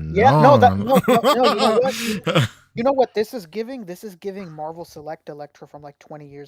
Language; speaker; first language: English; native; English